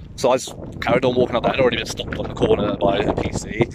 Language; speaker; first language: English; native; English